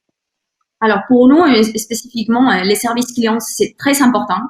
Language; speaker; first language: French; non-native, learner; Spanish